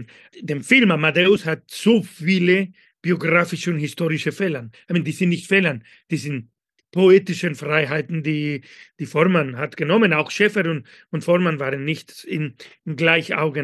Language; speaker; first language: German; non-native, fluent; Spanish